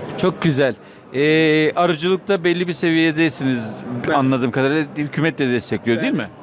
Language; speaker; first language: Turkish; native; Turkish